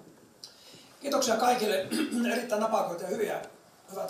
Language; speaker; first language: Finnish; native; Finnish